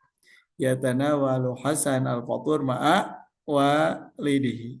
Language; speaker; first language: Arabic; non-native, fluent; Indonesian